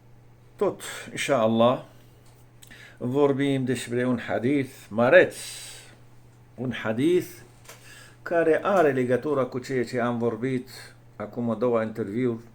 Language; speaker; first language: Romanian; non-native, fluent; Arabic